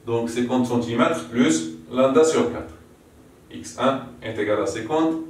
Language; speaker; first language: French; non-native, local second language; Arabic